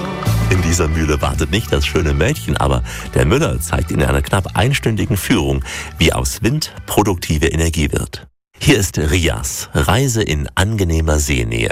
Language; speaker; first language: German; native; German